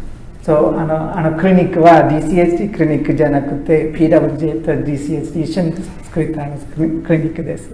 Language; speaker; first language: Japanese; non-native, learner; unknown